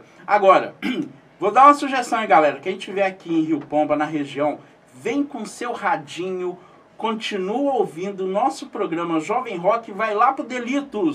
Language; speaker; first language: Portuguese; native; Portuguese